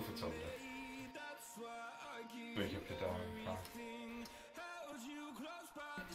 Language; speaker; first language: German; native; German